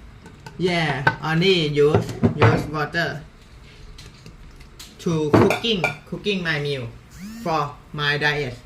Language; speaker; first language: English; non-native, learner; Thai